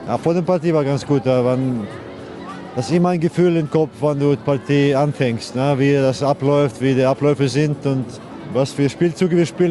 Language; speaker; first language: German; non-native, fluent; Icelandic